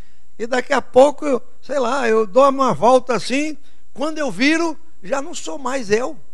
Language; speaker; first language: Portuguese; native; Portuguese